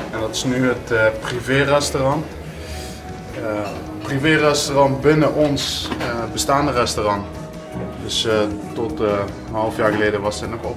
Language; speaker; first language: Dutch; native; Dutch